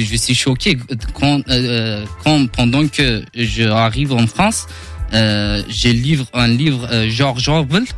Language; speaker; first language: French; non-native, learner; Kurdish